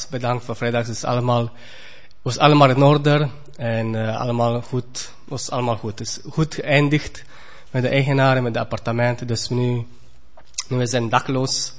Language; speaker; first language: Dutch; non-native, fluent; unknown